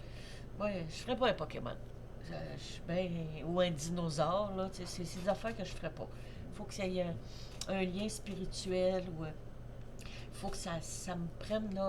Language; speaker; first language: French; native; French